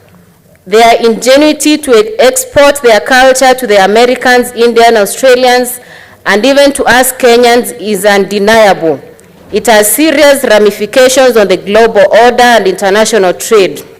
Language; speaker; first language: English; non-native, local second language; Gusii